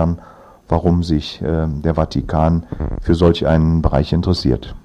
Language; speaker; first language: German; native; German